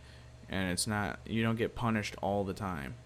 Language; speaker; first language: English; native; English